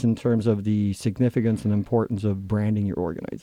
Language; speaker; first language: English; native; English